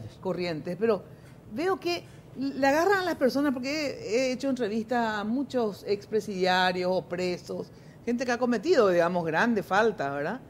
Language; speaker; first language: Spanish; native; Spanish